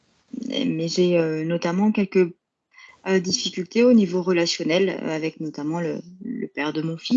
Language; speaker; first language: French; native; French